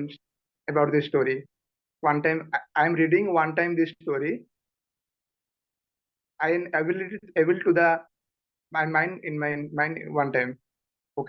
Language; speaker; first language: English; non-native, learner; Odia